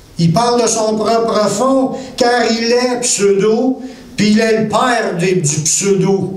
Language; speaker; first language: French; native; French